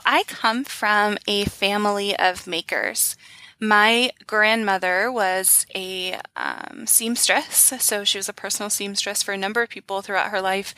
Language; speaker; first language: English; native; English